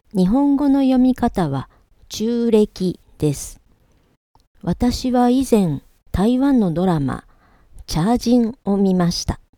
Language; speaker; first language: Japanese; native; Japanese